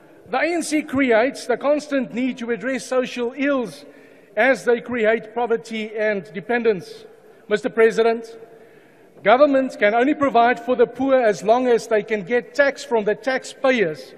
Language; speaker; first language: English; non-native, local second language; Afrikaans